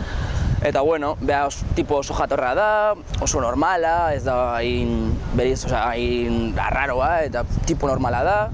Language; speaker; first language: Basque; non-native, local second language; Spanish